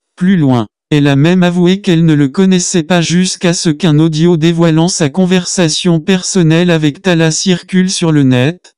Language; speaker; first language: French; non-native, local second language; Wolof